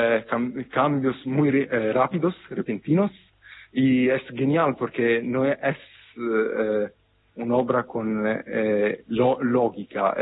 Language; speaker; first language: Spanish; non-native, fluent; Italian